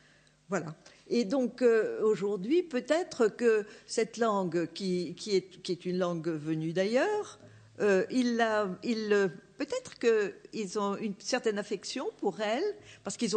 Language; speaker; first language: French; native; French